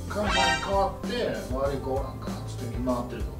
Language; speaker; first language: Japanese; native; Japanese